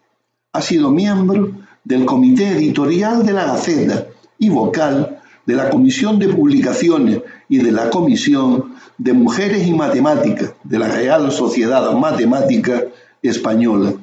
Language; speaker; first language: Spanish; native; Spanish